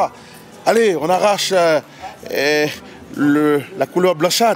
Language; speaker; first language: French; non-native, local second language; Haitian Creole